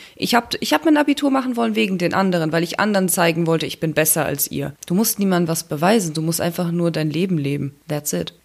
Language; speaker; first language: German; native; German